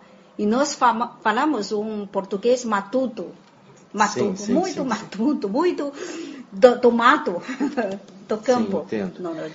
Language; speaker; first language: Portuguese; non-native, fluent; Chinese